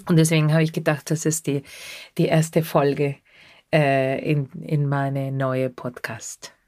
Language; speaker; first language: German; non-native, fluent; Spanish